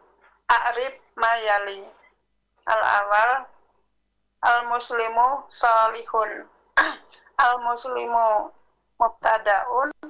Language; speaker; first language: Arabic; non-native, learner; Indonesian